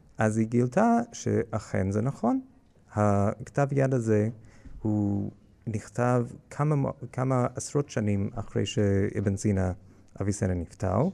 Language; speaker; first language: Hebrew; non-native, fluent; English